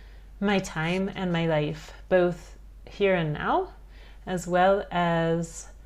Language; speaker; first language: English; native; English